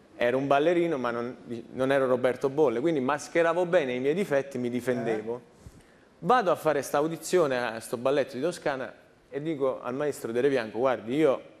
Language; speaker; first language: Italian; native; Italian